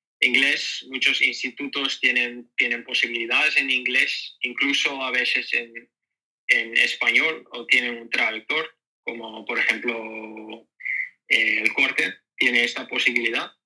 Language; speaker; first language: Spanish; non-native, learner; Dutch